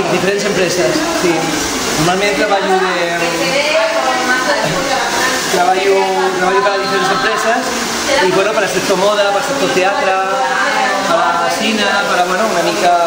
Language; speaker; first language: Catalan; non-native, local second language; Spanish